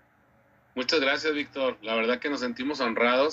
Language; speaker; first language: Spanish; native; Spanish